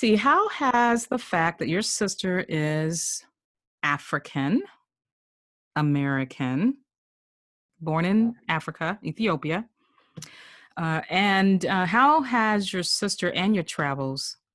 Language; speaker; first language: English; native; English